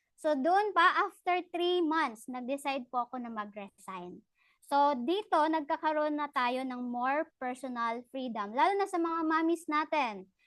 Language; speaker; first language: Filipino; non-native, local second language; Cebuano